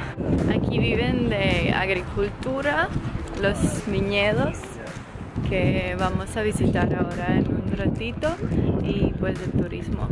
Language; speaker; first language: Spanish; non-native, fluent; Croatian